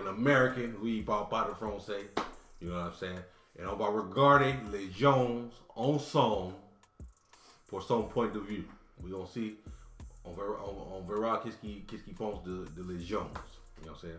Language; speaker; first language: English; native; English